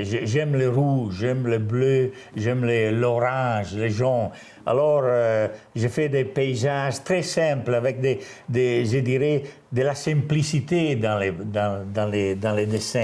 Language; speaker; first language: French; non-native, fluent; Italian